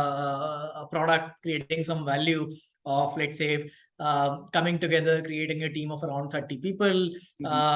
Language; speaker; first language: English; non-native, local second language; Hindi